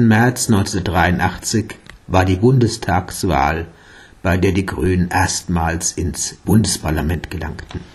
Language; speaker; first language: German; native; German